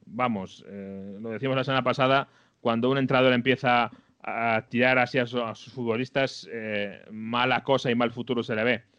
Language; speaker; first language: Spanish; native; Spanish